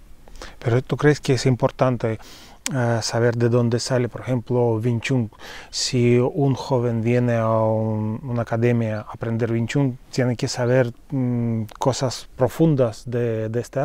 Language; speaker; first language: Spanish; non-native, fluent; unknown